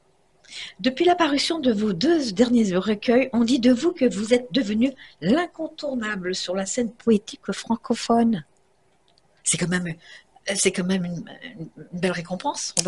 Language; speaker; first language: French; native; French